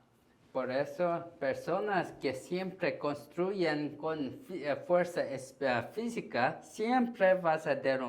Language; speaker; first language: Spanish; non-native, learner; Korean